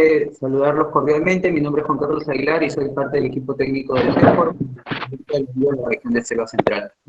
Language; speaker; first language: Spanish; native; Spanish